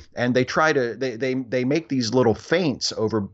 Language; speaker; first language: English; native; English